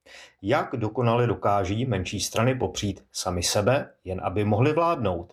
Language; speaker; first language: Czech; native; Czech